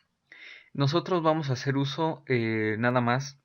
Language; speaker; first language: Spanish; native; Spanish